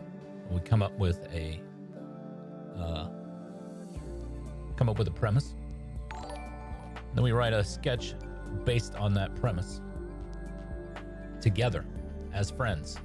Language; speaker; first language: English; native; English